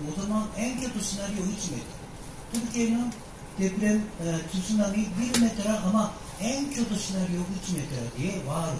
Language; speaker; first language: Turkish; non-native, learner; Japanese